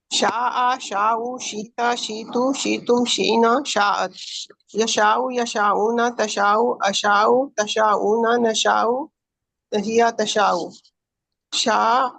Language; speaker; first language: Arabic; non-native, learner; Urdu